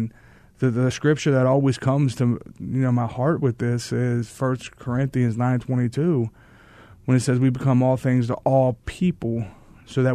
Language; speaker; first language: English; native; English